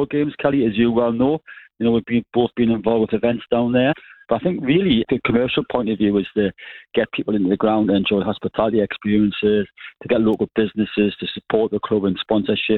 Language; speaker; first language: English; native; English